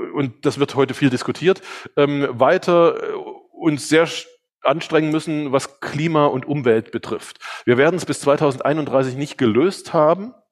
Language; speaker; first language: German; early bilingual, other home language; Hungarian